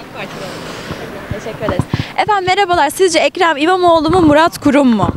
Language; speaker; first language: Turkish; native; Turkish